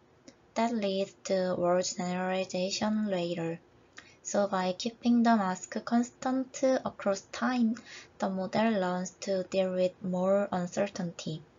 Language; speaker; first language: English; non-native, fluent; Korean